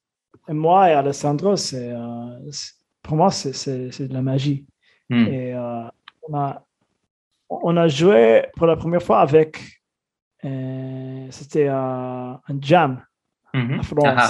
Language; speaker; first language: French; non-native, fluent; English